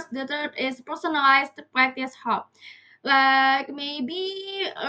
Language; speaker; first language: English; non-native, learner; Indonesian